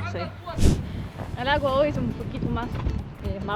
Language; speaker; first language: Spanish; non-native, learner; English